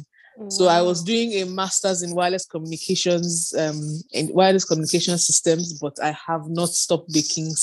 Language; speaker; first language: English; non-native, local second language; Yoruba